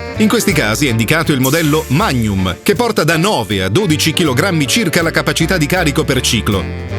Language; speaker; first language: Italian; native; Italian